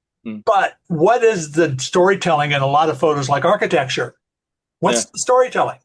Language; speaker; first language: English; native; English